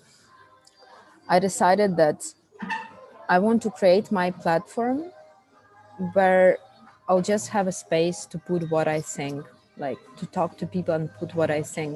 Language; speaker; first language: English; non-native, fluent; Russian